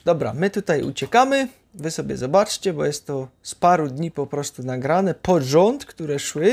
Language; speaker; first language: Polish; native; Polish